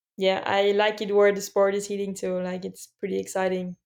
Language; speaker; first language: English; non-native, fluent; German